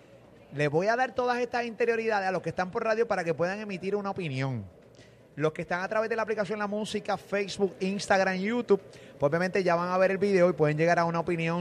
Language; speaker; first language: Spanish; native; Spanish